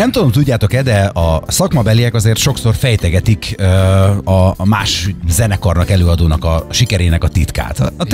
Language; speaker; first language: Hungarian; native; Hungarian